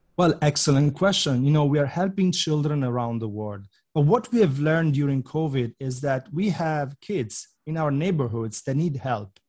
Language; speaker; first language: English; non-native, fluent; Italian